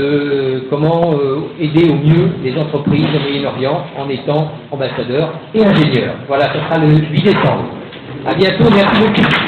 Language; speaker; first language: French; native; French